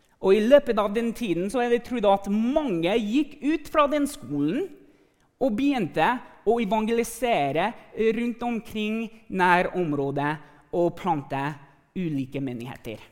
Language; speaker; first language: Norwegian; non-native, fluent; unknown